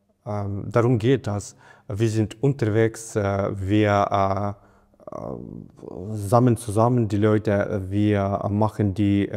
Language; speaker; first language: German; non-native, fluent; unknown